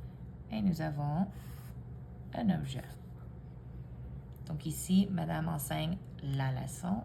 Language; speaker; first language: French; non-native, fluent; English